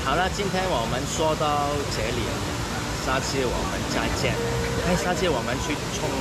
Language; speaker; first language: Chinese; non-native, local second language; Cantonese